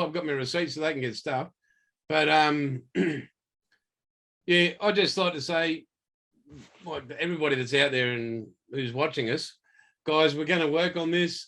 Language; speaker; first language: English; native; English